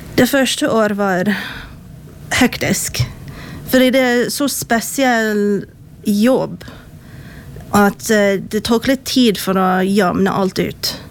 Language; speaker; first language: Norwegian; non-native, fluent; English